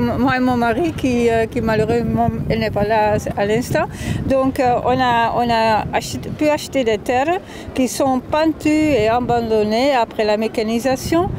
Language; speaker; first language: French; non-native, fluent; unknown